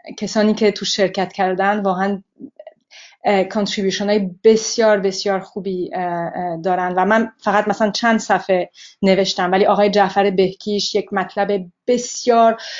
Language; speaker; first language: Persian; early bilingual, heritage; Persian